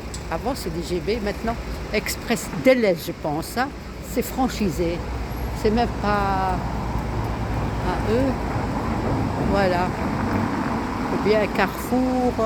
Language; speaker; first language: French; non-native, local second language; Arabic